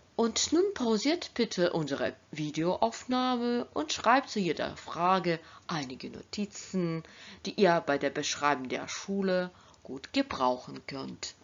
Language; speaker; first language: German; non-native, fluent; Ukrainian